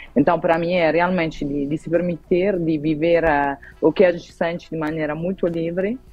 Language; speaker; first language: Portuguese; non-native, fluent; Italian